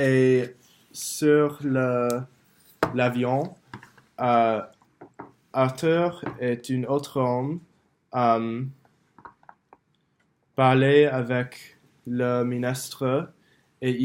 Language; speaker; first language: French; non-native, learner; English